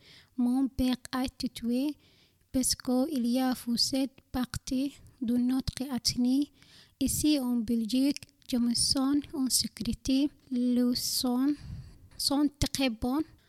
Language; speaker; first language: French; non-native, learner; Somali